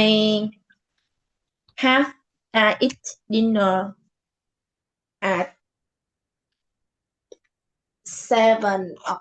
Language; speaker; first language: English; non-native, learner; Vietnamese